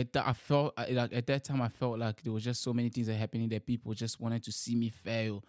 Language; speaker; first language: English; early bilingual, other home language; Lingala